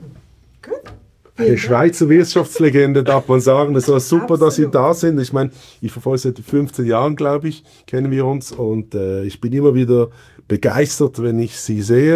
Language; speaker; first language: German; native; German